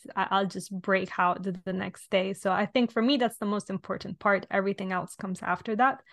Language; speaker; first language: English; non-native, fluent; Italian